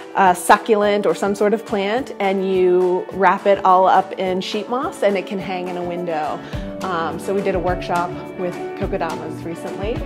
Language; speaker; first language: English; native; English